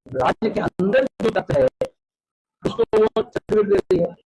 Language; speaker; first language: Hindi; non-native, local second language; Bangla